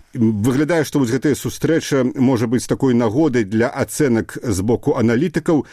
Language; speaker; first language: Belarusian; native; Belarusian